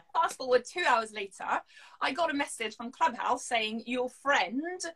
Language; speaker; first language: English; non-native, fluent; French